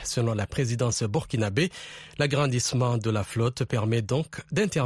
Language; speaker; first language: French; non-native, local second language; Rundi